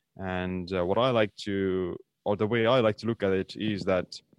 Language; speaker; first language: English; non-native, fluent; Estonian